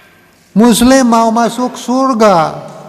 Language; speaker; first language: Indonesian; non-native, learner; English